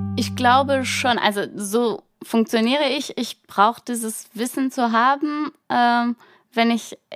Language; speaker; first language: German; non-native, fluent; French